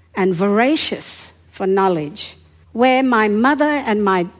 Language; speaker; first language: English; non-native, fluent; Hindi